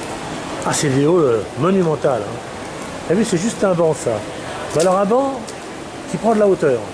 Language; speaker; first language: French; native; French